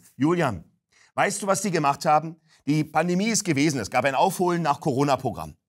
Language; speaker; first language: German; native; German